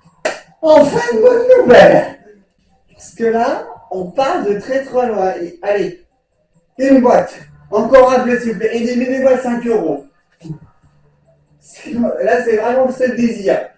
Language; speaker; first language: French; native; French